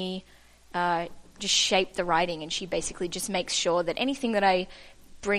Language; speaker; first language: English; native; English